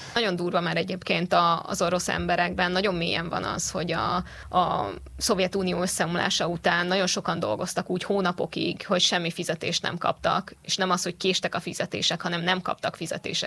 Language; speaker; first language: Hungarian; native; Hungarian